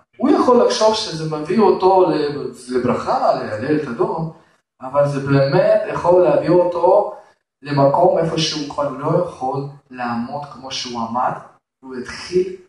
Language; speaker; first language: Hebrew; non-native, fluent; Russian